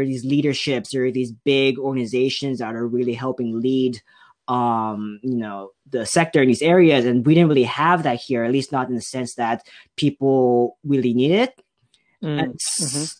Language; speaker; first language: English; native; English